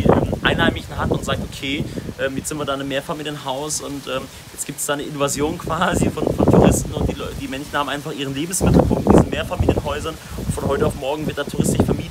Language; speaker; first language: German; native; German